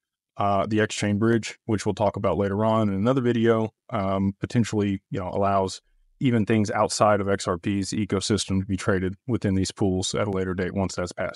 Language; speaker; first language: English; native; English